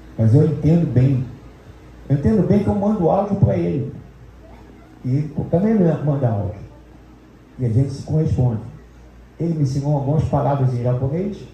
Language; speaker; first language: Portuguese; native; Portuguese